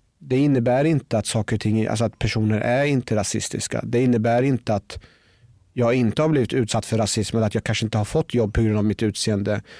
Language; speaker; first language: Swedish; early bilingual, other home language; Persian